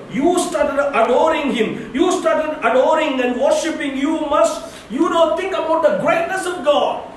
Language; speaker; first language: English; non-native, local second language; Hindi